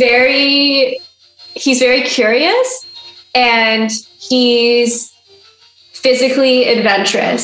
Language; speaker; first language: English; native; English